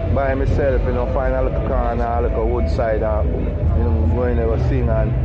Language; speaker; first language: English; non-native, local second language; Jamaican Creole English